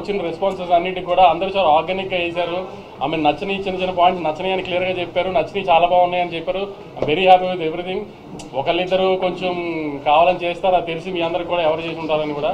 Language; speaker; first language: Telugu; native; Telugu